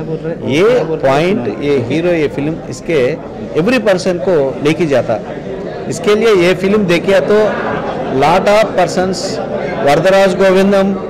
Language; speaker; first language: Hindi; non-native, local second language; Telugu